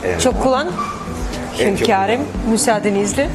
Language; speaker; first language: Turkish; non-native, learner; Russian